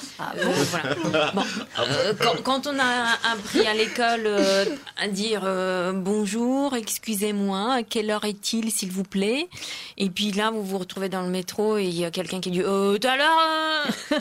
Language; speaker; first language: French; non-native, fluent; Korean